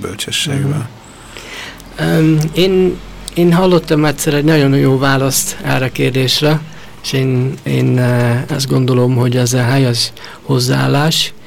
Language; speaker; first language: Hungarian; early bilingual, heritage; Hungarian